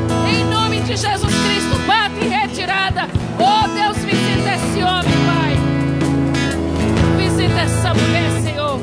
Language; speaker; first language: Portuguese; native; Portuguese